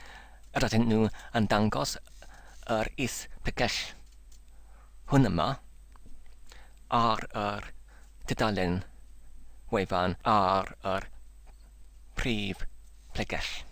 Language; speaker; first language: Welsh; non-native, learner; English